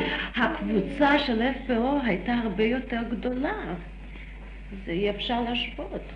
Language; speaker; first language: Hebrew; non-native, fluent; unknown